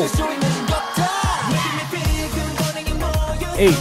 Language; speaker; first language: English; native; English